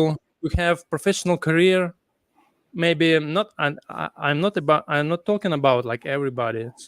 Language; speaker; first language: English; non-native, fluent; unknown